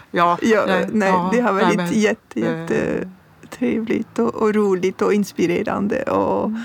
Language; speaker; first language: Swedish; non-native, fluent; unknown